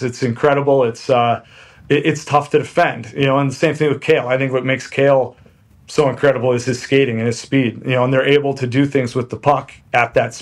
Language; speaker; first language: English; native; English